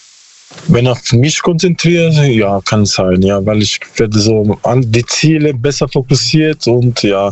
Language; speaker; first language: German; non-native, learner; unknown